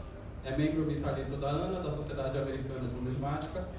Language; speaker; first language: Portuguese; native; Portuguese